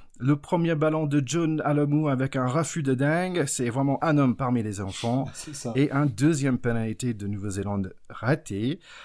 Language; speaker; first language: French; non-native, fluent; English